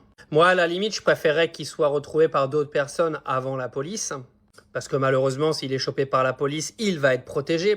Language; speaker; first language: French; native; French